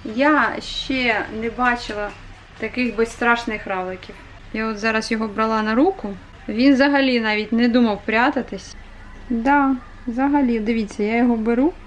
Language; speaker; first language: Ukrainian; non-native, local second language; Russian